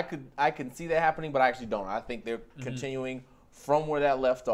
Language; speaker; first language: English; native; English